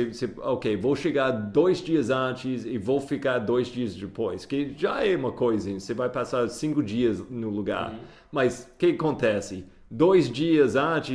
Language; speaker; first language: Portuguese; non-native, fluent; English